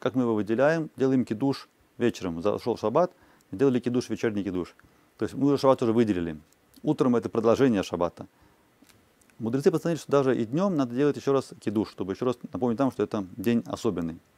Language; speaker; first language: Russian; native; Russian